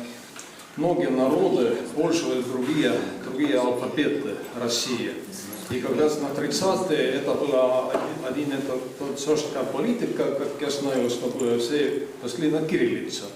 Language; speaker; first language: Russian; non-native, fluent; Estonian